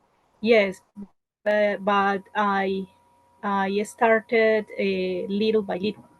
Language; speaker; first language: English; non-native, learner; Spanish